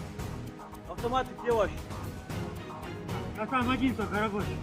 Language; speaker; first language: Russian; native; Russian